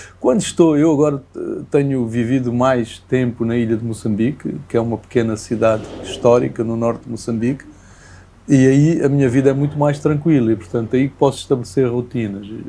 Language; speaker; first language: Portuguese; native; Portuguese